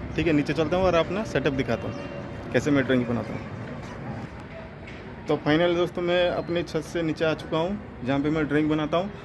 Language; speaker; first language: Hindi; non-native, local second language; Odia